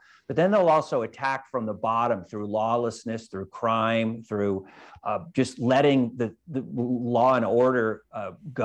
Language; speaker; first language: English; native; English